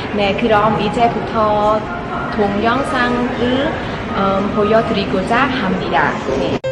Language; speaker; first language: Korean; non-native, learner; Khmer